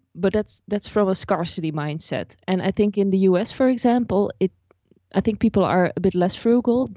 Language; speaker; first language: English; non-native, fluent; Dutch